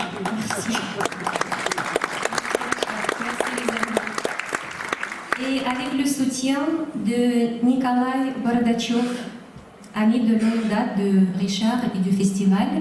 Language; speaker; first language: French; non-native, fluent; Russian